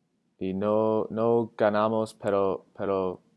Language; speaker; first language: Spanish; non-native, learner; English